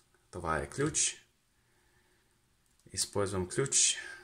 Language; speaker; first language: Bulgarian; non-native, learner; Russian